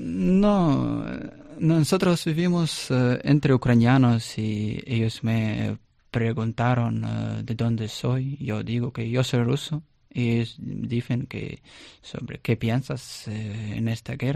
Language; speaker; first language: Spanish; non-native, learner; Russian